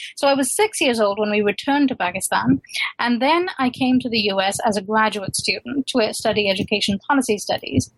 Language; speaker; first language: English; non-native, local second language; Urdu